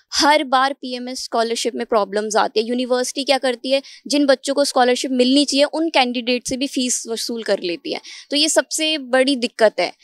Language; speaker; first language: Hindi; native; Hindi